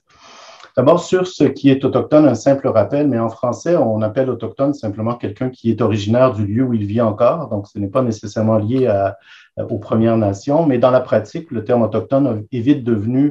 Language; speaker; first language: French; native; French